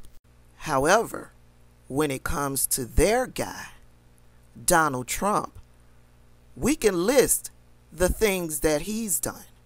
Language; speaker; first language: English; native; English